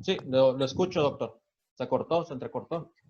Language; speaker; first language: Spanish; native; Spanish